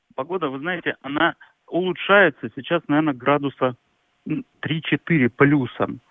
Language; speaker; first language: Russian; native; Russian